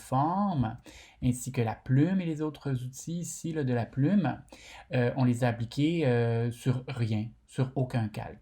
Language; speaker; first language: French; native; French